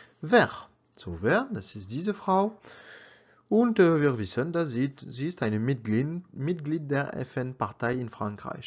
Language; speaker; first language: German; non-native, learner; French